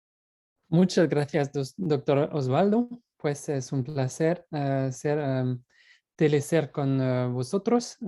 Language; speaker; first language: Spanish; non-native, fluent; French